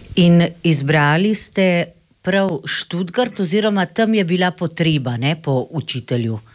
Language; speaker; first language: Slovenian; native; Slovenian